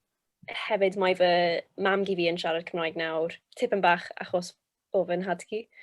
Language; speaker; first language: Welsh; non-native, local second language; English